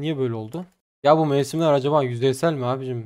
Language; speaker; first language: Turkish; native; Turkish